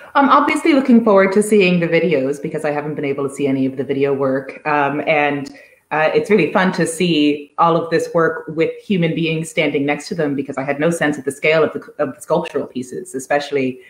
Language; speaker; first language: English; native; English